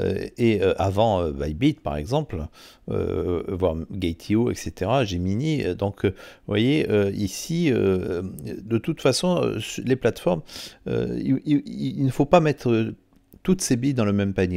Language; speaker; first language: French; native; French